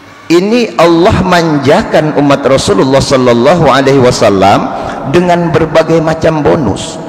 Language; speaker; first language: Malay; non-native, local second language; Banjar